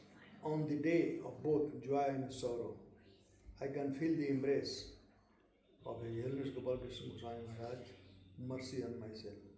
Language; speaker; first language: Hindi; native; Hindi